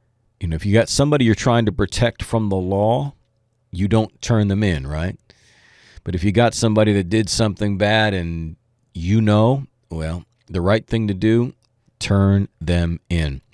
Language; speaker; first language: English; native; English